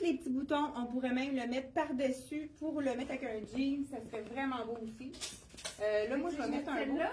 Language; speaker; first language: French; native; French